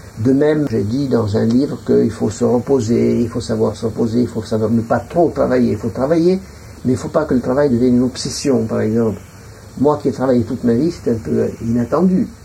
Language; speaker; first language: French; non-native, local second language; Arabic